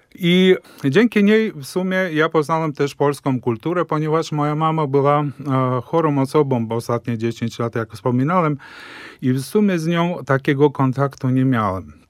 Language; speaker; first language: Polish; early bilingual, heritage; Polish